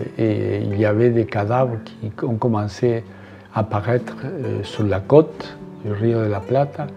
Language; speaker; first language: French; non-native, fluent; Spanish